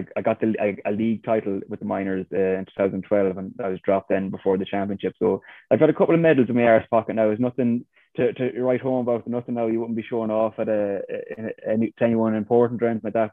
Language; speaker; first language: English; native; English